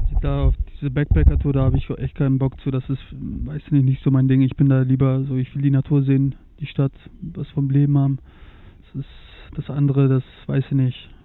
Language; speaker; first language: German; early bilingual, other home language; Turkish